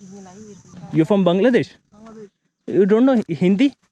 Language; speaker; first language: English; non-native, local second language; Hindi